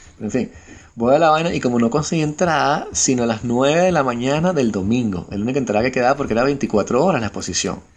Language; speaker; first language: Spanish; native; Spanish